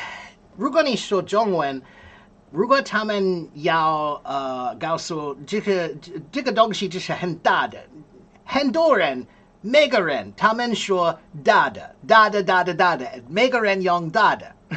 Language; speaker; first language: Chinese; non-native, learner; English